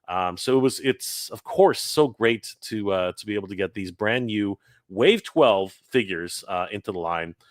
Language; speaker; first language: English; native; English